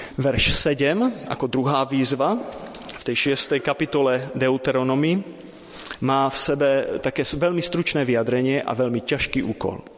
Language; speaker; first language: Slovak; native; Slovak